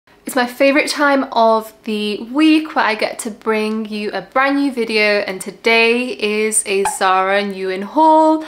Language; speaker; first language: English; native; English